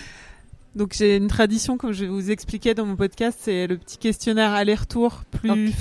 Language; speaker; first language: French; native; French